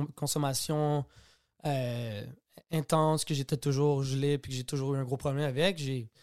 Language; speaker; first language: French; native; French